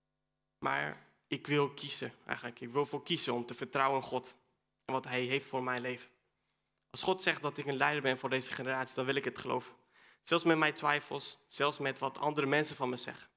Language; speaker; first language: Dutch; non-native, fluent; Spanish